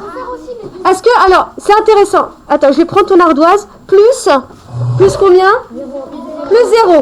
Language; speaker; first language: French; native; French